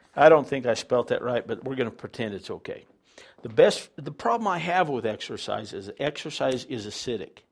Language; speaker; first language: English; native; English